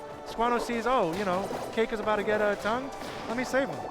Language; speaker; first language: English; native; English